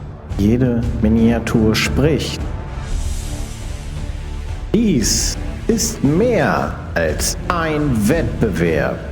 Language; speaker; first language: German; native; German